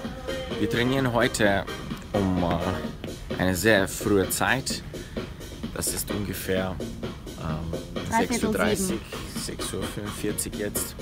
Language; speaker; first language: German; non-native, fluent; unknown